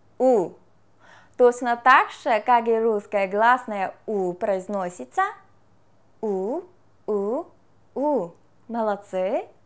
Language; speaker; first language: Russian; non-native, fluent; Korean